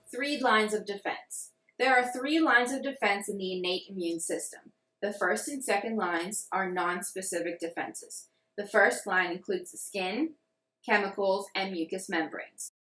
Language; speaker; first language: English; native; English